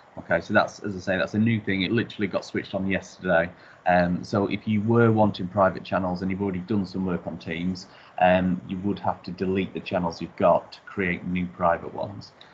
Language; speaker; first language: English; native; English